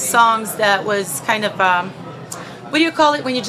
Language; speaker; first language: English; non-native, fluent; Bosnian